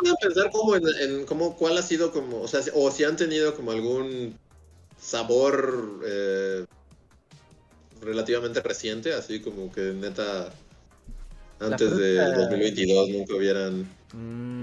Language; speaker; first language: Spanish; native; Spanish